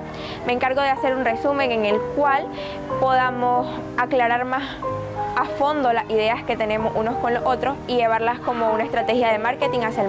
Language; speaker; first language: Spanish; native; Spanish